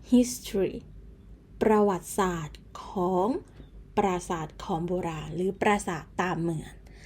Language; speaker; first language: Thai; native; Thai